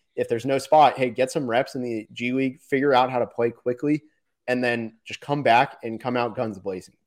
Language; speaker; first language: English; native; English